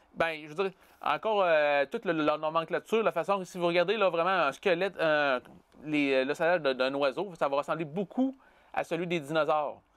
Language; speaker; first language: French; native; French